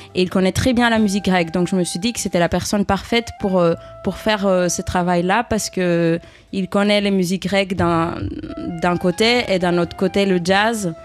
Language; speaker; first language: French; early bilingual, other home language; Greek